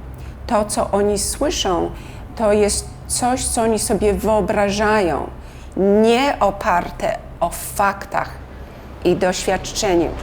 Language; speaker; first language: Polish; early bilingual, heritage; Polish